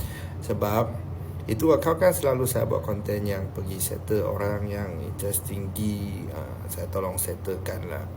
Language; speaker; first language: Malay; non-native, local second language; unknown